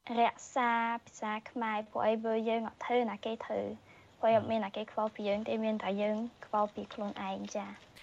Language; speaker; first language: Khmer; early bilingual, heritage; Khmer